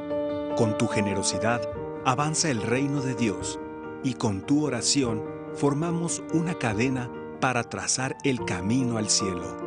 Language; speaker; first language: Spanish; native; Spanish